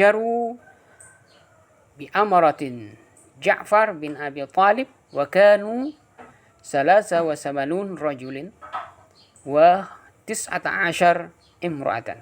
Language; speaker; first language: Arabic; non-native, fluent; Indonesian